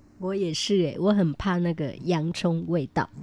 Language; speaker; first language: Chinese; non-native, fluent; Vietnamese